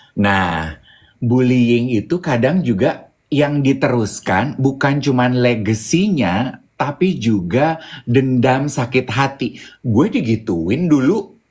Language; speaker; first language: Indonesian; native; Indonesian